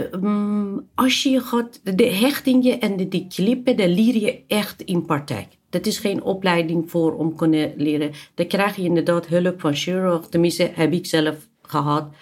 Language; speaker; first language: Dutch; non-native, fluent; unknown